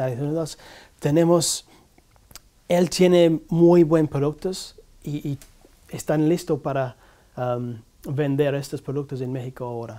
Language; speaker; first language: Spanish; non-native, learner; English